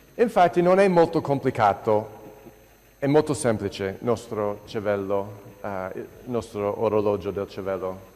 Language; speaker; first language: Italian; non-native, fluent; English